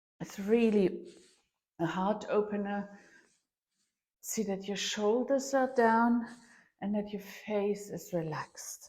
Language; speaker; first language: English; non-native, fluent; German